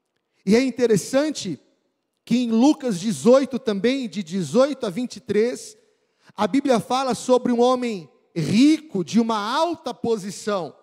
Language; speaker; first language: Portuguese; native; Portuguese